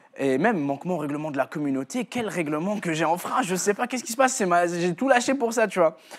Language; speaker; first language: French; non-native, local second language; Arabic